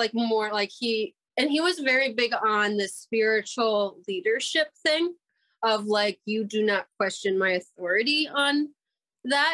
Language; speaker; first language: English; native; English